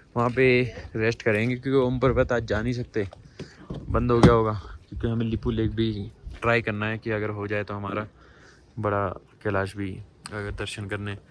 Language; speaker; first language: Hindi; native; Hindi